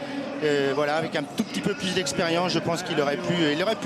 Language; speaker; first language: French; native; French